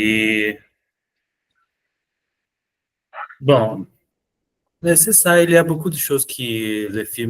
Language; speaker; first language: French; non-native, learner; Portuguese